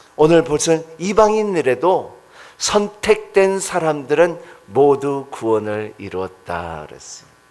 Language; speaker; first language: Korean; non-native, fluent; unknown